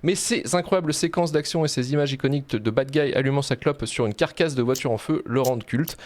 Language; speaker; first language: French; native; French